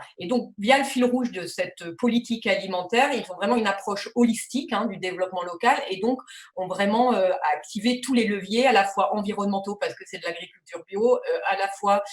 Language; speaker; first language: French; native; French